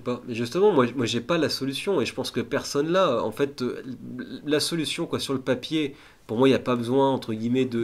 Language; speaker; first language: French; native; French